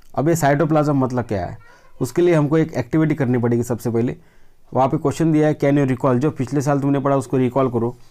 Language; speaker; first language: Hindi; non-native, local second language; Marathi